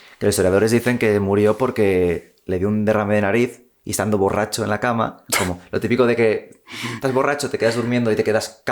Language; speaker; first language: Spanish; native; Spanish